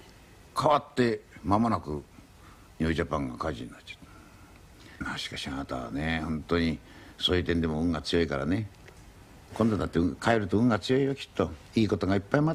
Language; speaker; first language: Japanese; native; Japanese